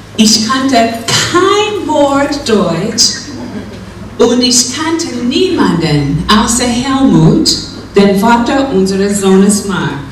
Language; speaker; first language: German; non-native, fluent; English